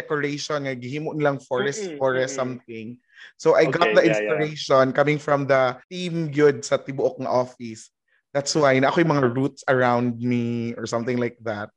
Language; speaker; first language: English; non-native, local second language; Cebuano